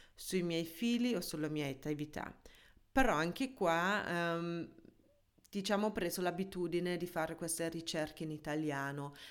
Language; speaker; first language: Italian; non-native, fluent; German